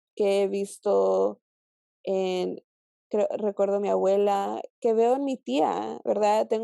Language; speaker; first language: Spanish; early bilingual, heritage; Spanish